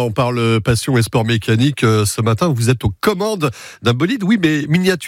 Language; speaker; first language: French; native; French